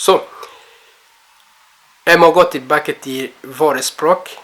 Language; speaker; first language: Norwegian; non-native, learner; Kinyarwanda